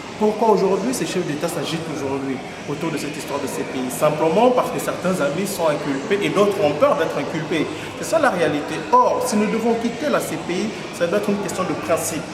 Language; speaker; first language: French; non-native, local second language; Lingala